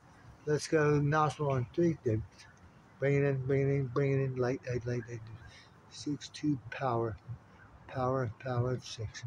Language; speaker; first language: English; native; English